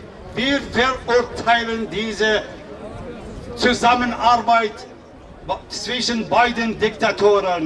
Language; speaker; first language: German; non-native, fluent; Kurdish